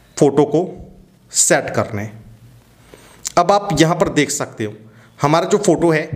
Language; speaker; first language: Hindi; native; Hindi